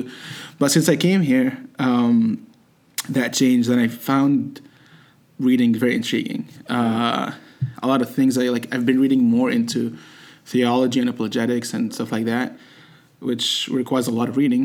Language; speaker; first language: English; non-native, fluent; Arabic